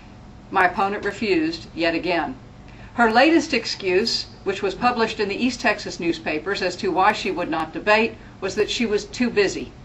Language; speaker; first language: English; native; English